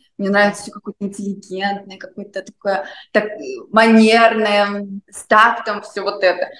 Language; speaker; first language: Russian; native; Russian